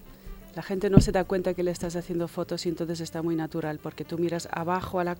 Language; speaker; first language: Spanish; non-native, fluent; German